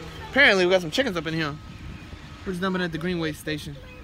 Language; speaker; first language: English; native; English